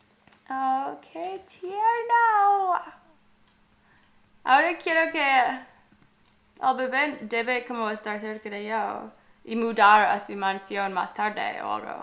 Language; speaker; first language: Spanish; non-native, learner; English